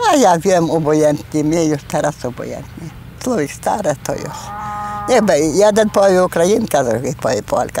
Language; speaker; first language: Polish; non-native, local second language; Ukrainian